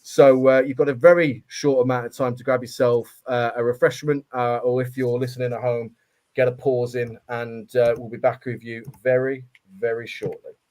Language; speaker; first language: English; native; English